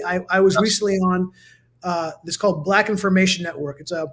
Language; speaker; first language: English; native; English